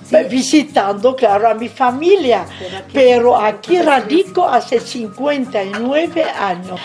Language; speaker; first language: Spanish; non-native, fluent; Arabic